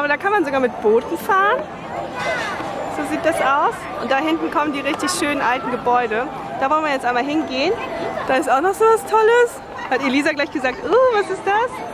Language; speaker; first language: German; native; German